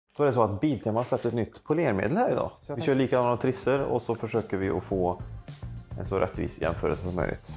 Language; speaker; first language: Swedish; native; Swedish